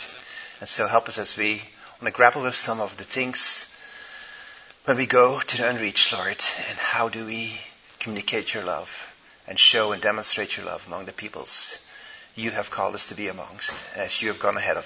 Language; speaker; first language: English; non-native, fluent; Dutch